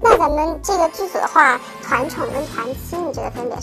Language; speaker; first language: Chinese; native; Chinese